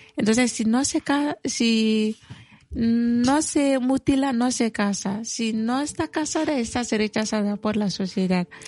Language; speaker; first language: Spanish; non-native, fluent; Bambara